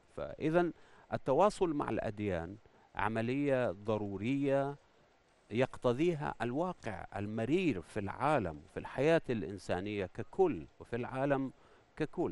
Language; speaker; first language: Arabic; non-native, fluent; Persian